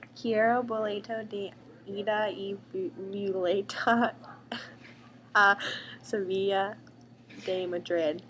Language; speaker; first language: Spanish; non-native, learner; English